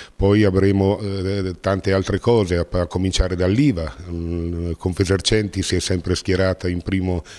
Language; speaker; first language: Italian; native; Italian